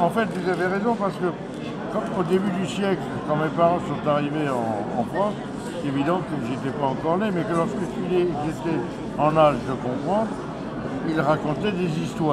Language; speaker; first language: French; early bilingual, other home language; Yiddish